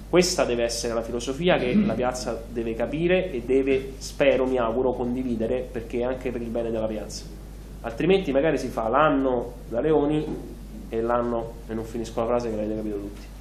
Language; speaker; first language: Italian; native; Italian